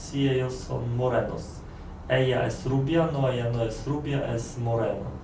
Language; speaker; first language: Spanish; non-native, learner; Polish